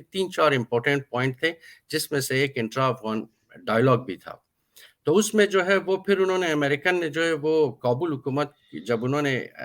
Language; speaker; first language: Hindi; non-native, fluent; Persian